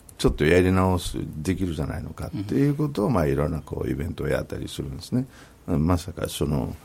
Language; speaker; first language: Japanese; non-native, fluent; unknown